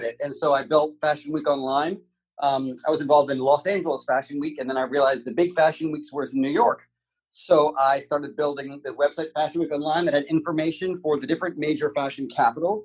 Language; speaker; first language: English; native; English